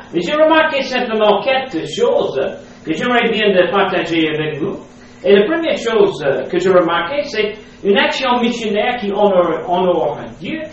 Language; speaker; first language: French; non-native, fluent; English